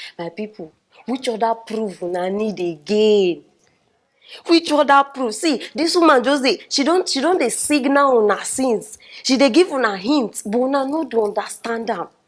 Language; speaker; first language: Nigerian Pidgin; native; Nigerian Pidgin